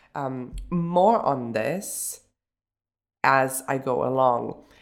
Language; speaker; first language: English; early bilingual, other home language; German